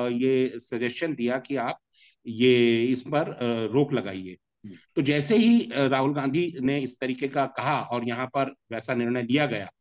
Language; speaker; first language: Hindi; native; Hindi